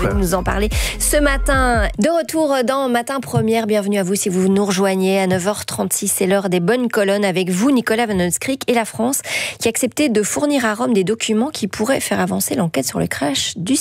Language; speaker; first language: French; native; French